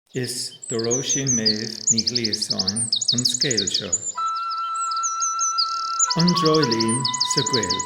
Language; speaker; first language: Irish; native; Irish